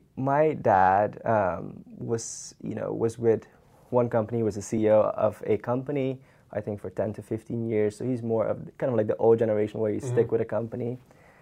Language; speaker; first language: English; non-native, fluent; Dutch